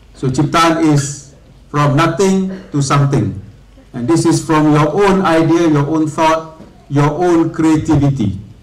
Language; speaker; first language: English; non-native, local second language; Malay